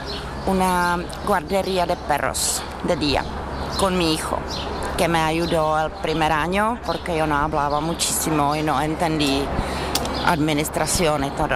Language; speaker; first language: Spanish; non-native, learner; Czech